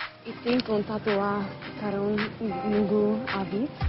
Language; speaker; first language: Catalan; non-native, learner; English